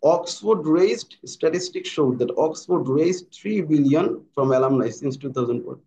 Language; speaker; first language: English; non-native, local second language; Bangla